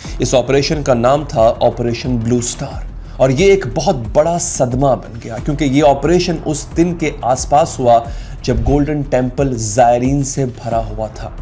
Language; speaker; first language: Urdu; native; Urdu